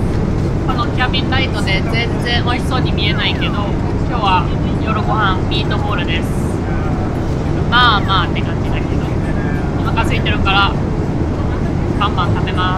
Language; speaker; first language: Japanese; non-native, fluent; German